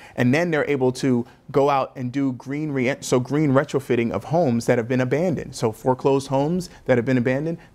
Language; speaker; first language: English; native; English